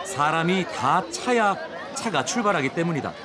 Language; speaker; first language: Korean; native; Korean